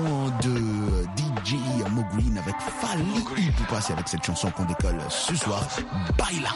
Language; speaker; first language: French; non-native, local second language; Lingala